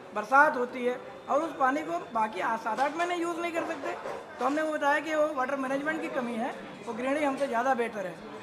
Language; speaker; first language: Hindi; native; Hindi